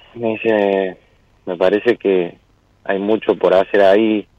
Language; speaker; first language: Spanish; native; Spanish